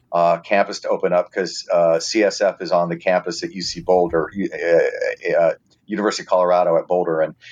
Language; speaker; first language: English; native; English